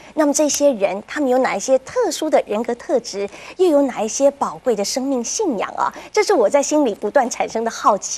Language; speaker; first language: Chinese; native; Chinese